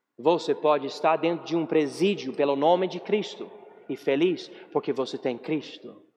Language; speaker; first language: Portuguese; non-native, fluent; English